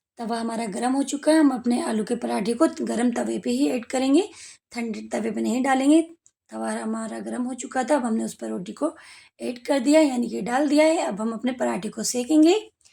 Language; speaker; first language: Hindi; native; Hindi